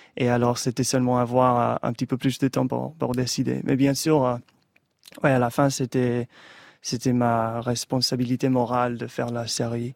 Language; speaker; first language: French; non-native, fluent; English